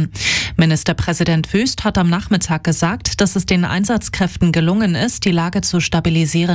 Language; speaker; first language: German; native; German